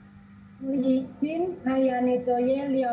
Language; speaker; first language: Chinese; non-native, learner; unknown